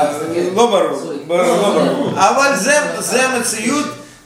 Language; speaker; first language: Hebrew; non-native, fluent; Russian